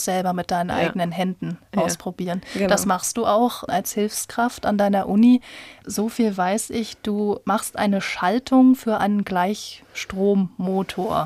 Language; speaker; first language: German; native; German